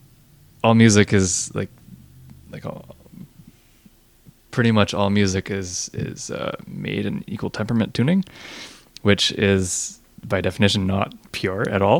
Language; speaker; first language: English; native; English